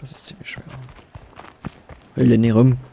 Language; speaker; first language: German; native; German